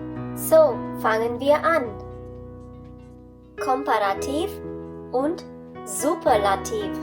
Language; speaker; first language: German; non-native, fluent; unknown